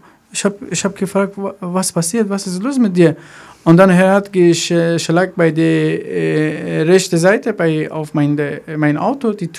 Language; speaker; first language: German; non-native, learner; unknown